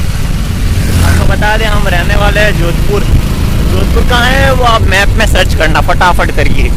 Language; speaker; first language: Hindi; native; Hindi